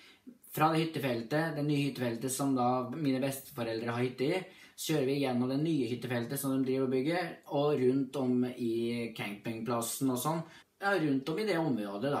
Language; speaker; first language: Norwegian; native; Norwegian